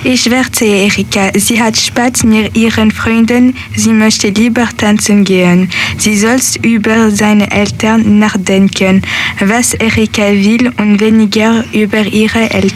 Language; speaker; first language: German; non-native, learner; French